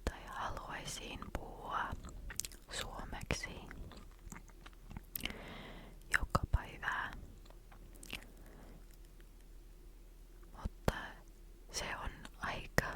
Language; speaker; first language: Finnish; non-native, learner; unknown